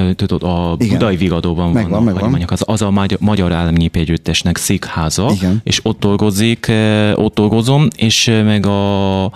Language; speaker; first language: Hungarian; non-native, fluent; Japanese